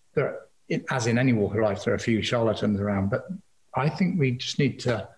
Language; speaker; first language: English; native; English